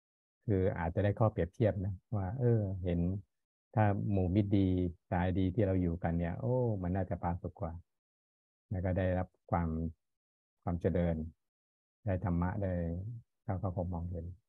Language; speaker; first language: Thai; native; Thai